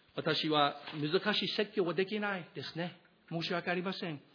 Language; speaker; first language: Japanese; non-native, fluent; English